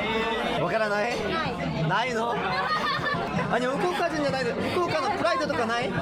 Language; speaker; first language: Japanese; non-native, learner; Korean